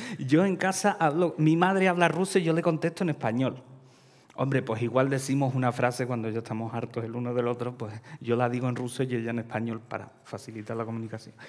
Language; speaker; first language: Spanish; early bilingual, other home language; Ukrainian